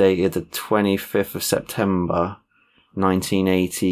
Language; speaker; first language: English; native; English